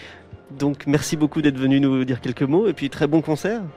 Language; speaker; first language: French; native; French